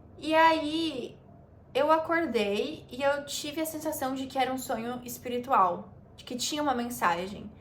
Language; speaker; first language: Portuguese; native; Portuguese